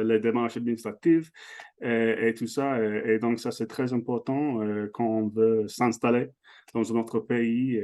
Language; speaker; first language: French; non-native, fluent; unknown